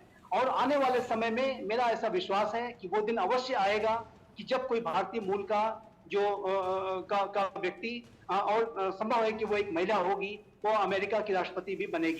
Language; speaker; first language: Hindi; native; Hindi